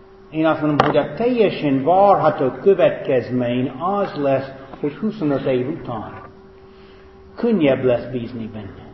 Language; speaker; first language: Hungarian; non-native, fluent; English